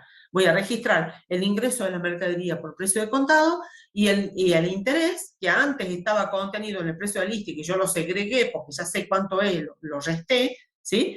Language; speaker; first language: Spanish; native; Spanish